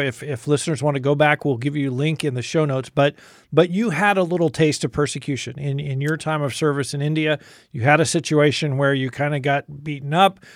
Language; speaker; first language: English; native; English